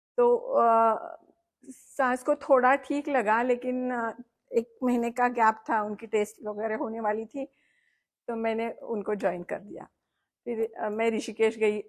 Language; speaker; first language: Hindi; non-native, local second language; Marathi